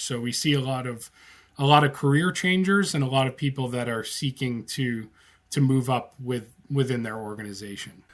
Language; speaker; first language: English; native; English